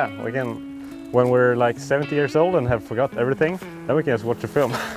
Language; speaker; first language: English; non-native, fluent; Swedish